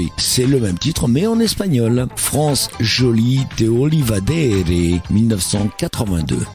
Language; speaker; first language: French; native; French